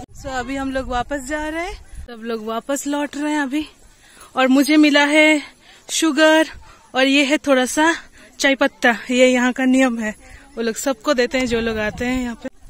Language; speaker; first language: Hindi; non-native, local second language; Santali